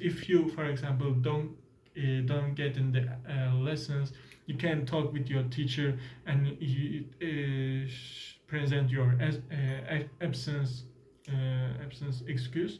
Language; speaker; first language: English; non-native, learner; Turkish